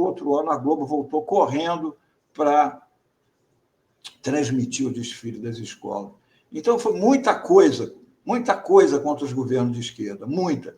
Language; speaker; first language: Portuguese; native; Portuguese